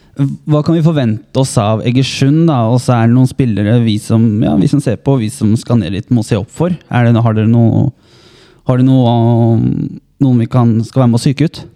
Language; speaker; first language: Norwegian; native; Norwegian